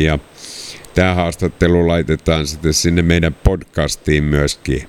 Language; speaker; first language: Finnish; native; Finnish